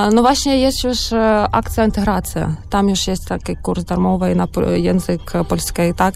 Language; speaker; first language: Polish; non-native, learner; Ukrainian